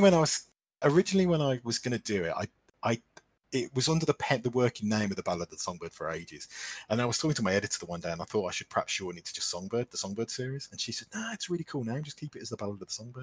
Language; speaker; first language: English; native; English